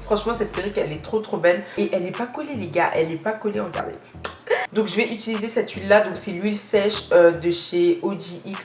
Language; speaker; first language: French; native; French